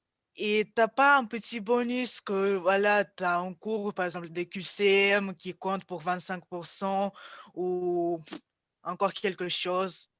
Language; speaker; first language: French; non-native, fluent; Russian